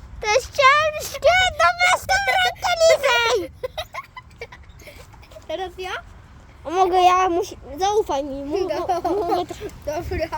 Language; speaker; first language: Polish; native; Polish